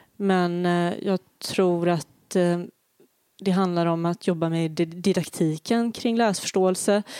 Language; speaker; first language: Swedish; early bilingual, other home language; Bosnian